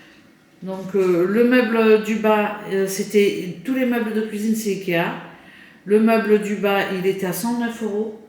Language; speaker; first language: French; native; French